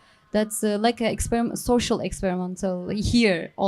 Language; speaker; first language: English; non-native, learner; Turkish